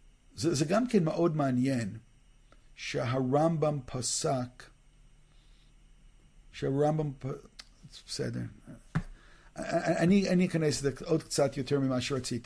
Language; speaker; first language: Hebrew; non-native, fluent; English